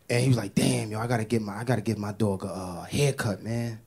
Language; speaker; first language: English; native; English